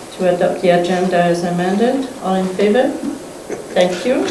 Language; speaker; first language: English; non-native, fluent; French